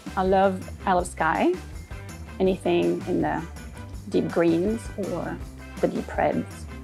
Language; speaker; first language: English; non-native, fluent; French